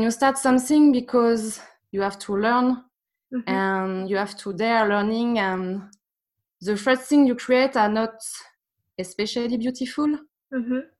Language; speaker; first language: English; non-native, fluent; French